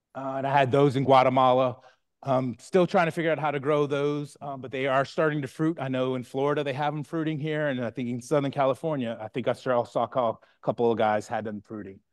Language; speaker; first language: English; native; English